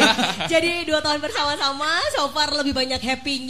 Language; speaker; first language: Indonesian; native; Indonesian